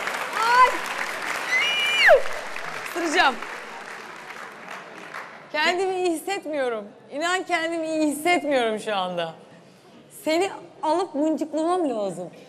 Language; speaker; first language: Turkish; native; Turkish